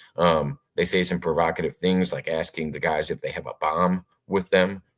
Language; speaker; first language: English; native; English